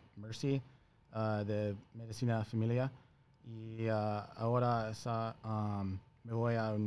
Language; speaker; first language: Spanish; early bilingual, heritage; Spanish